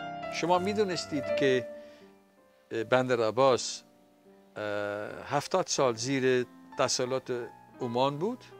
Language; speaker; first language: Persian; non-native, fluent; Dutch